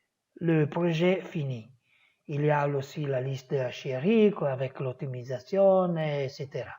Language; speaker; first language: French; non-native, fluent; Italian